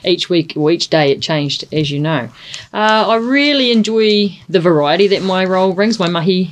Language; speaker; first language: English; native; English